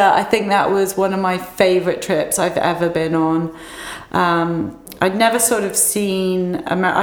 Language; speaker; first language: English; native; English